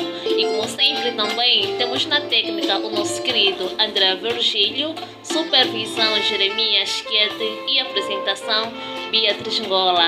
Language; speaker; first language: Portuguese; native; Portuguese